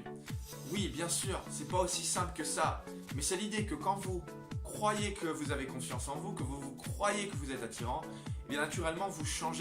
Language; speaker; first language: French; native; French